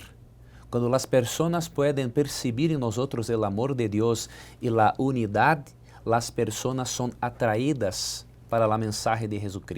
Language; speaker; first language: Spanish; non-native, learner; Portuguese